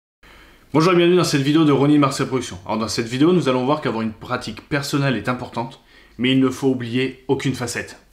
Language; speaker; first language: French; native; French